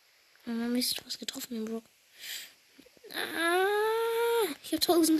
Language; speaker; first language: German; native; German